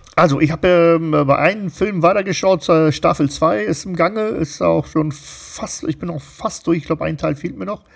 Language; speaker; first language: German; early bilingual, other home language; Turkish